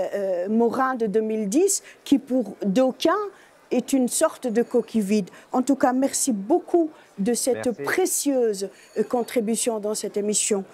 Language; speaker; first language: French; native; French